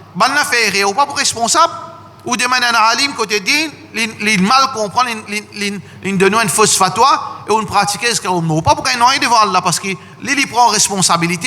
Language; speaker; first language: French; non-native, learner; Morisyen